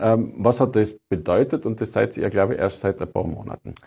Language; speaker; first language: German; native; German